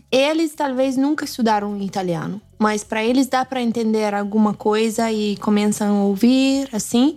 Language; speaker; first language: Portuguese; non-native, fluent; Italian